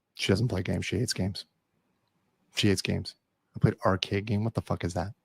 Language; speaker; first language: English; native; English